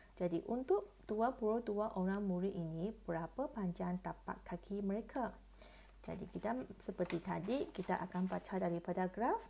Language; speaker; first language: Malay; non-native, local second language; Chinese